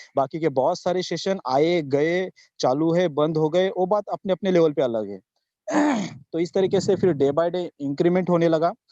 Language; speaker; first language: Hindi; non-native, local second language; Marathi